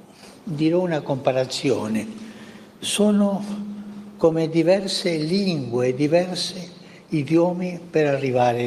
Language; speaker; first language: Italian; early bilingual, heritage; Spanish